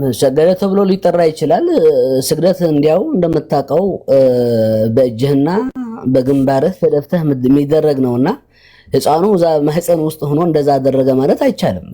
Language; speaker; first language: Amharic; non-native, local second language; Tigrinya